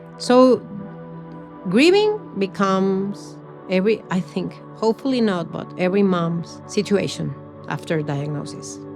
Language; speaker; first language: English; non-native, fluent; Spanish